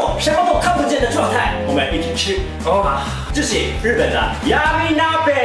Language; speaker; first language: Chinese; non-native, fluent; Japanese